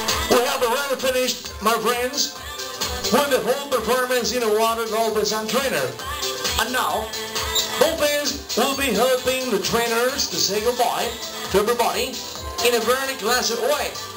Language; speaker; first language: English; non-native, fluent; Spanish